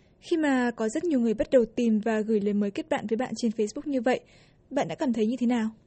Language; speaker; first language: Vietnamese; native; Vietnamese